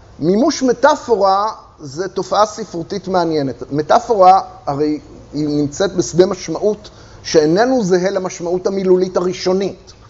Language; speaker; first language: Hebrew; native; Hebrew